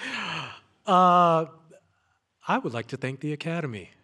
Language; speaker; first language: English; native; English